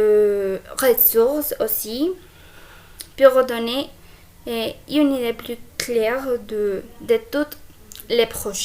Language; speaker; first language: French; non-native, fluent; Spanish